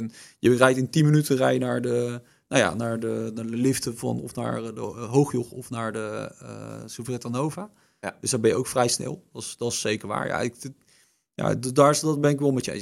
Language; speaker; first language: Dutch; native; Dutch